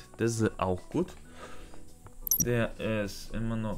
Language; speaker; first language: German; non-native, learner; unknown